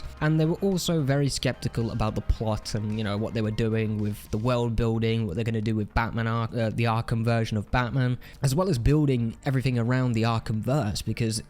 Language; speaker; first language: English; native; English